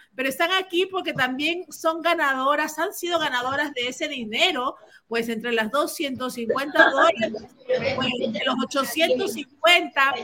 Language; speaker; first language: Spanish; native; Spanish